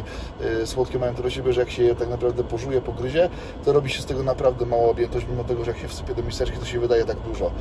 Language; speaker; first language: Polish; native; Polish